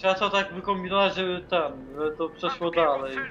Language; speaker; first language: Polish; native; Polish